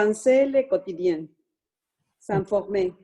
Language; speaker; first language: French; non-native, learner; Spanish